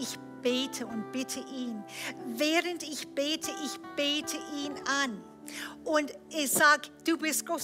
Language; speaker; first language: German; non-native, fluent; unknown